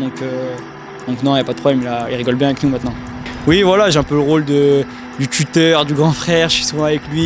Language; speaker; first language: French; native; French